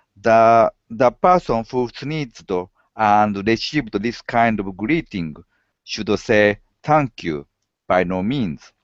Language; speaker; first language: English; non-native, learner; Japanese